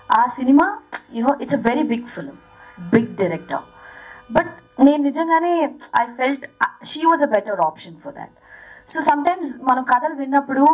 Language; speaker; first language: Telugu; early bilingual, heritage; Telugu